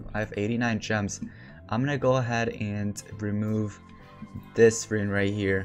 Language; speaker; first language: English; native; English